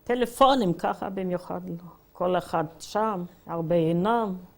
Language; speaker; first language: Hebrew; non-native, fluent; Yiddish